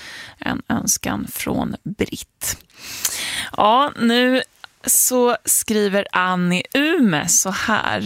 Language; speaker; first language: Swedish; native; Swedish